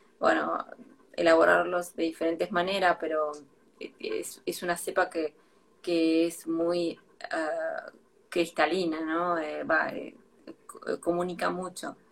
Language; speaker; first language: Spanish; native; Spanish